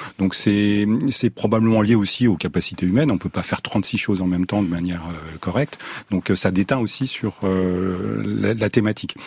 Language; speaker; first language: French; native; French